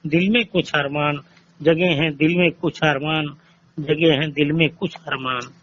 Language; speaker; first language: Hindi; native; Hindi